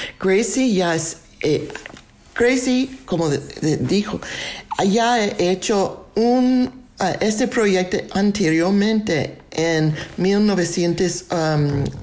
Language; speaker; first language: Spanish; non-native, fluent; English